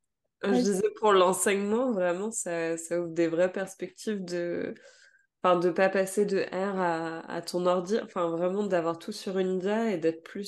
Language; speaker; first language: French; native; French